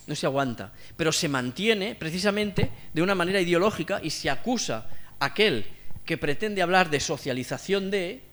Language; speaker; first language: Spanish; non-native, local second language; Catalan